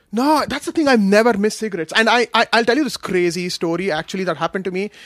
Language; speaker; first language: English; non-native, local second language; Kashmiri